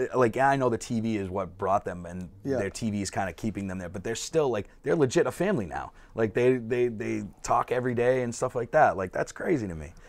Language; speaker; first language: English; native; English